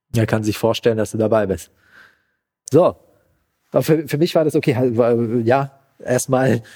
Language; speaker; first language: German; native; German